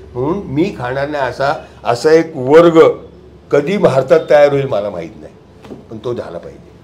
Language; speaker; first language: Marathi; non-native, local second language; Gujarati